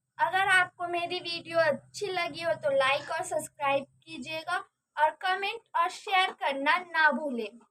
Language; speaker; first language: Hindi; native; Hindi